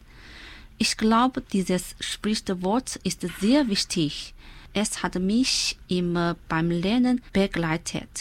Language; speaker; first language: German; non-native, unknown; Chinese